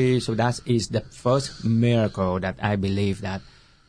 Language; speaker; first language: English; non-native, fluent; Vietnamese